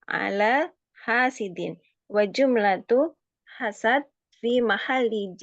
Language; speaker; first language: Arabic; non-native, learner; Indonesian